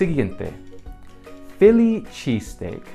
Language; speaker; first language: Spanish; non-native, fluent; English